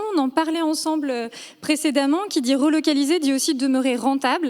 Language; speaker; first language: French; native; French